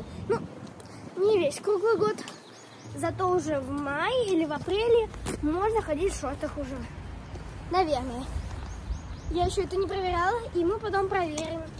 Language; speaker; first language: Russian; early bilingual, heritage; Russian